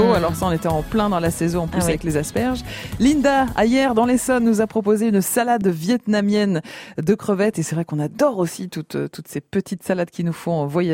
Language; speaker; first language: French; native; French